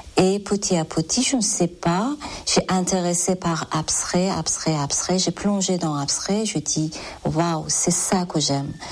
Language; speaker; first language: French; non-native, learner; Persian